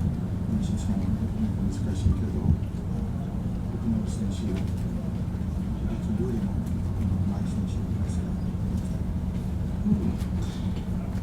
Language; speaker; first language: Japanese; non-native, fluent; English